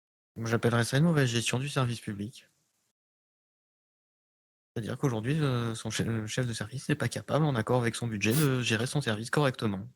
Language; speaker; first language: French; native; French